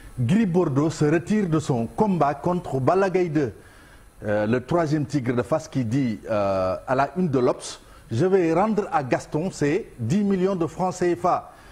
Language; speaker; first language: French; non-native, local second language; Wolof